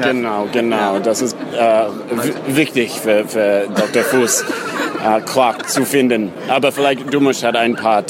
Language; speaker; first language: German; non-native, learner; English